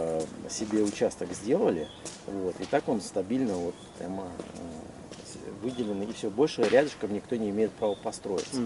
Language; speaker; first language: Russian; native; Russian